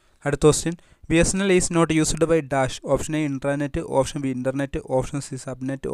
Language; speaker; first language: English; non-native, local second language; Malayalam